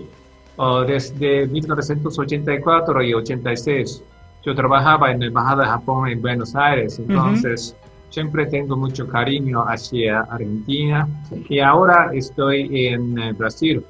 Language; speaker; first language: Spanish; non-native, fluent; Japanese